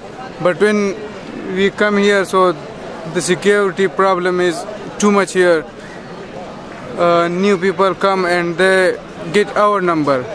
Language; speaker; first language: English; non-native, learner; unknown